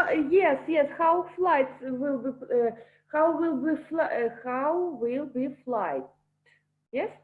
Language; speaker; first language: English; non-native, learner; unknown